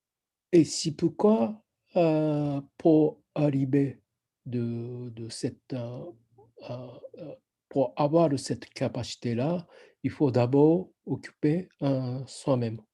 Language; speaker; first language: French; non-native, fluent; Japanese